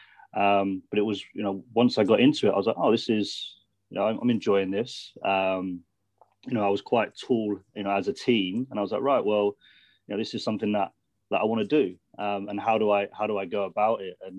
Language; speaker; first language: English; native; English